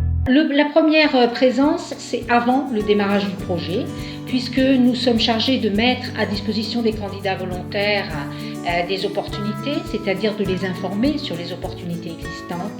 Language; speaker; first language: French; non-native, fluent; Italian